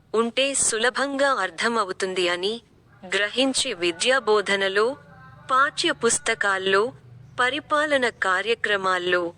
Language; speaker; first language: Telugu; native; Telugu